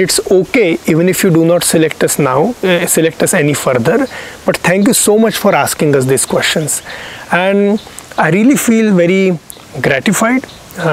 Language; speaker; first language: English; non-native, local second language; Marathi